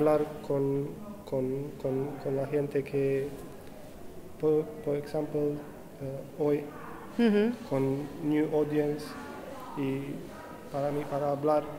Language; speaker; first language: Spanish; non-native, learner; English